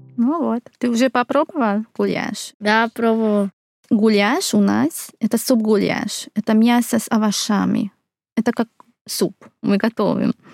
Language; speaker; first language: Russian; non-native, fluent; Hungarian